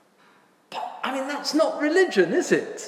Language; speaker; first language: English; native; English